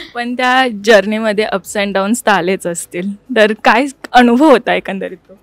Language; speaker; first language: Marathi; native; Marathi